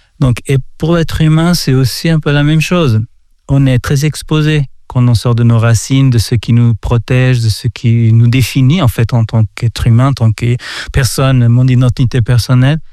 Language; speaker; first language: French; non-native, fluent; Portuguese